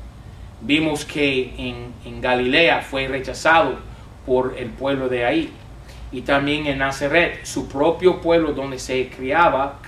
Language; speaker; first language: Spanish; non-native, fluent; English